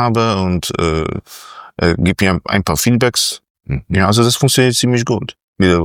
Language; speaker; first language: German; non-native, fluent; Polish